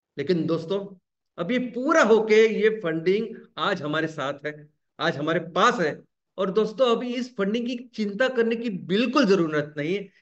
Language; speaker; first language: Hindi; non-native, local second language; Marathi